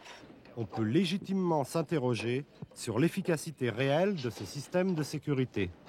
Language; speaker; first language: French; native; French